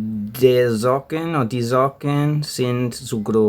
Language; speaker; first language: German; non-native, learner; English